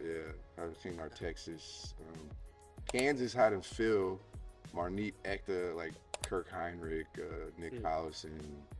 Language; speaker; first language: Dutch; non-native, fluent; English